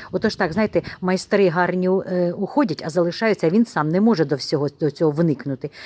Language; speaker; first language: Ukrainian; non-native, local second language; Russian